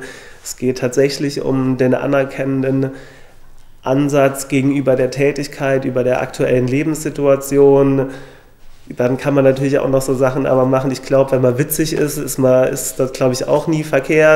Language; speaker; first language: German; native; German